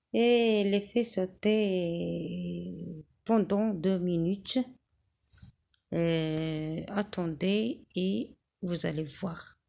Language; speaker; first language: French; non-native, local second language; Arabic